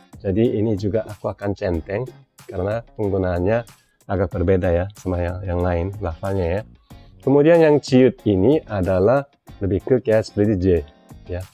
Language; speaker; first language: Indonesian; non-native, fluent; Korean